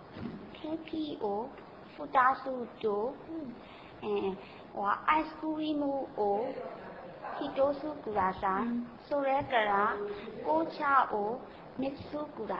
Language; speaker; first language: Japanese; non-native, learner; Burmese